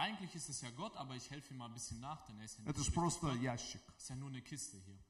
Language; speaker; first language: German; non-native, fluent; Russian